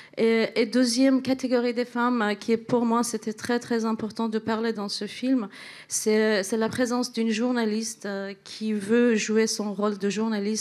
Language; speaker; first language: French; non-native, fluent; Central Kurdish